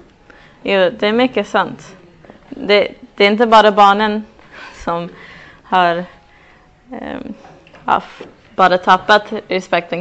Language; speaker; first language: Swedish; non-native, fluent; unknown